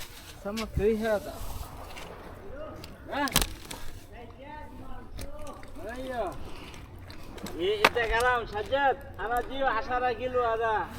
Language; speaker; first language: Arabic; non-native, learner; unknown